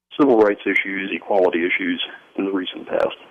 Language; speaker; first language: English; native; English